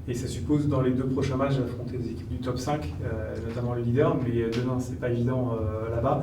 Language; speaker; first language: French; native; French